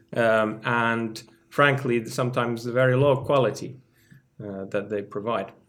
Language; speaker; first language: English; non-native, fluent; Finnish